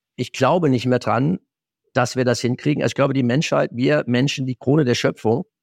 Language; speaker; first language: German; native; German